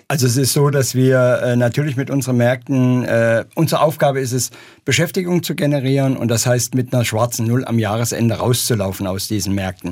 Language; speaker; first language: German; native; German